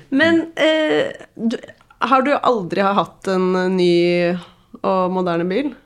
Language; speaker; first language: Norwegian; native; Norwegian